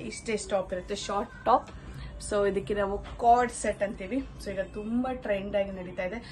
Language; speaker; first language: Kannada; non-native, local second language; Marathi